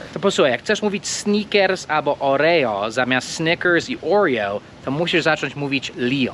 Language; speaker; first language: Polish; non-native, fluent; English